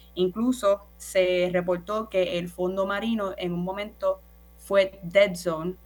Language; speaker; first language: Spanish; native; Spanish